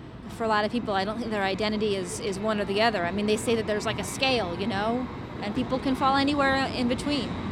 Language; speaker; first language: English; native; English